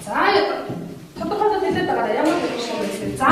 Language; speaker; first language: Mongolian; native; Mongolian